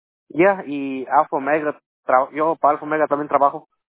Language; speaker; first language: Spanish; native; Spanish